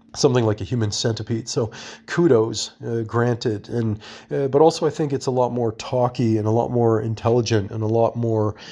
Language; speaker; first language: English; native; English